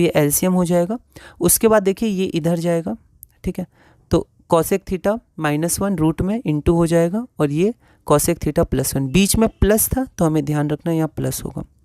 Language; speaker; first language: Hindi; native; Hindi